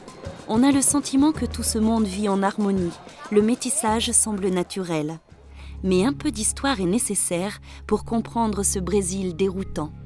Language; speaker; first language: French; native; French